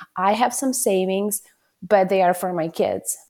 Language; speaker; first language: English; non-native, fluent; Ukrainian